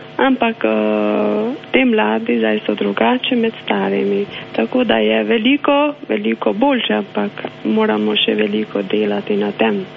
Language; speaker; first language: Slovenian; non-native, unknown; Albanian